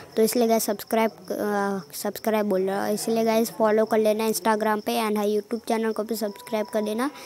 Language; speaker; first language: Hindi; non-native, local second language; Gujarati